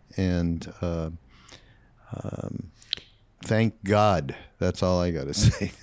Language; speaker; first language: English; native; English